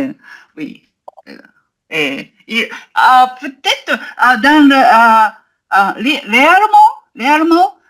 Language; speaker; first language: French; non-native, learner; Japanese